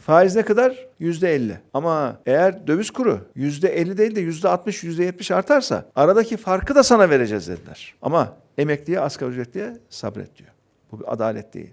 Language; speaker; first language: Turkish; native; Turkish